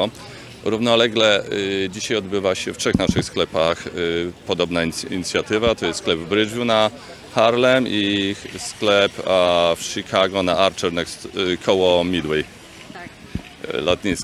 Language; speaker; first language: Polish; native; Polish